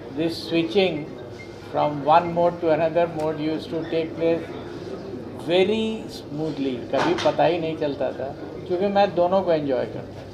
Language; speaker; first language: Hindi; native; Hindi